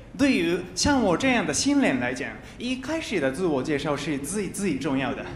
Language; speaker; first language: Chinese; non-native, fluent; Japanese